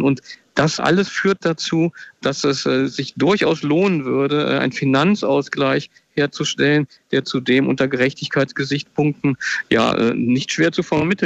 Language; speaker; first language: German; native; German